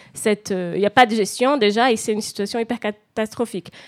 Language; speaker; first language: French; non-native, fluent; Portuguese